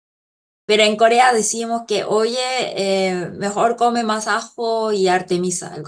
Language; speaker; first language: Spanish; non-native, fluent; Korean